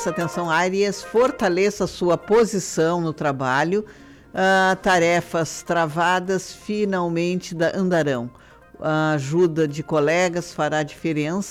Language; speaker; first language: Portuguese; native; Portuguese